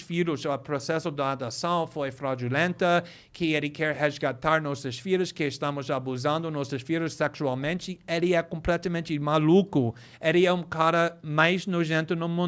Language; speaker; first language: Portuguese; non-native, fluent; English